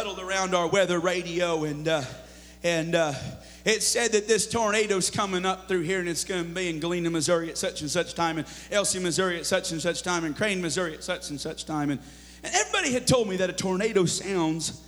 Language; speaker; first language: English; native; English